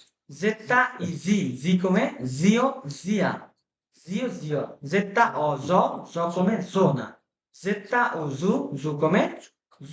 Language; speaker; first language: Italian; non-native, fluent; Bangla